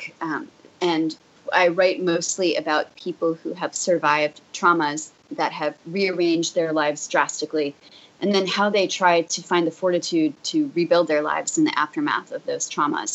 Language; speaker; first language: English; native; English